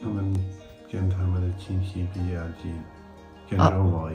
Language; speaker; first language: Chinese; non-native, learner; English